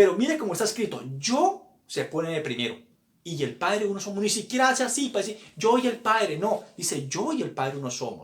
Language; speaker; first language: Spanish; native; Spanish